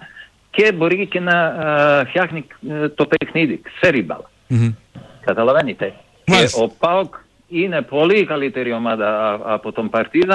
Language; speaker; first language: Greek; non-native, fluent; Serbian